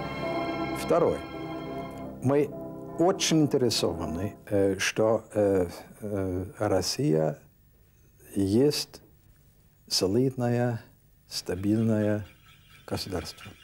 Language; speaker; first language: Russian; non-native, fluent; German